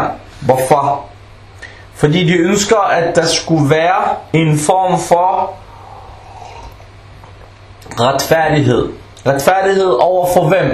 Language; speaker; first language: Danish; non-native, local second language; Arabic